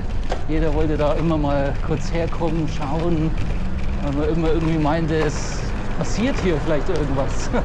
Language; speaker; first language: German; native; German